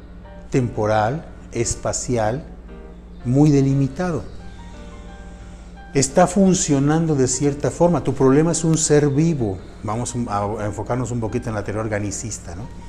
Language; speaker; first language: Spanish; native; Spanish